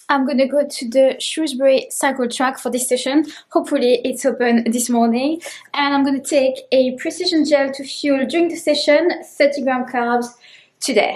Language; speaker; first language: English; native; English